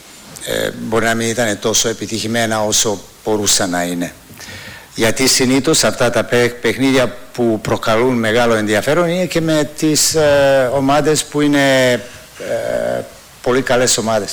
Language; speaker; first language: Greek; non-native, fluent; Serbian